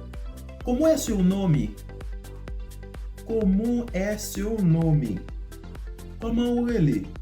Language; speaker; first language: Portuguese; non-native, learner; Haitian Creole